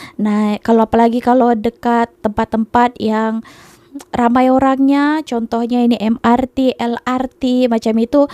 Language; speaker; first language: Indonesian; native; Indonesian